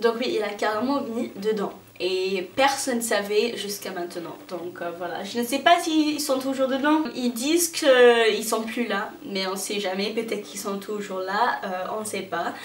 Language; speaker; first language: French; non-native, fluent; English